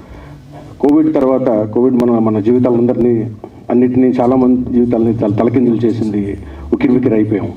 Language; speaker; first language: Telugu; native; Telugu